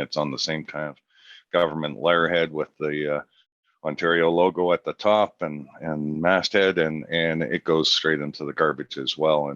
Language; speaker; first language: English; native; English